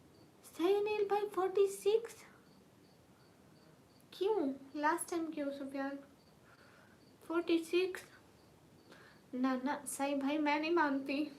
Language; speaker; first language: Hindi; non-native, local second language; Punjabi